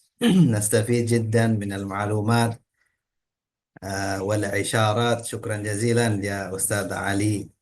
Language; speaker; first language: Arabic; early bilingual, heritage; Indonesian